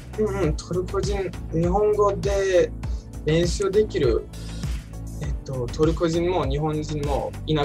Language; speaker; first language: Japanese; non-native, learner; Turkish